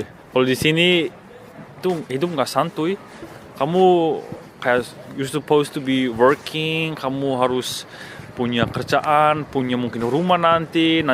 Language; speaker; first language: Indonesian; early bilingual, heritage; Indonesian